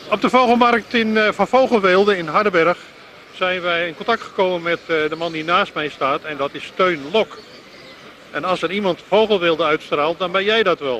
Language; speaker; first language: Dutch; native; Dutch